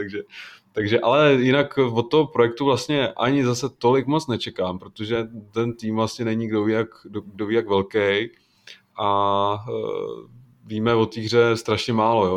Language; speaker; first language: Czech; native; Czech